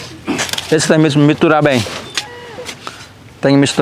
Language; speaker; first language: Portuguese; non-native, learner; Vietnamese